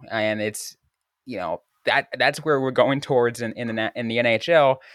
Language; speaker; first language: English; native; English